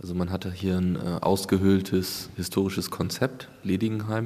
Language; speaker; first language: German; native; German